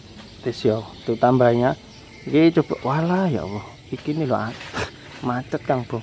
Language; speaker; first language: Indonesian; native; Indonesian